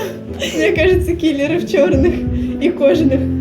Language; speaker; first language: Russian; native; Russian